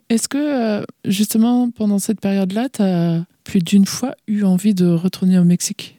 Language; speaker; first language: French; native; French